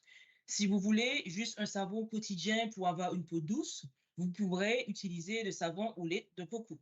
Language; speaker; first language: French; native; French